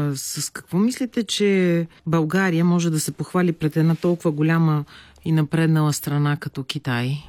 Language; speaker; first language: Bulgarian; native; Bulgarian